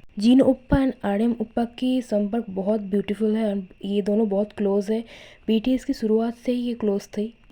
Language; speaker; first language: Hindi; non-native, local second language; Bangla